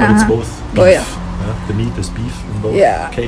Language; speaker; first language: English; non-native, fluent; German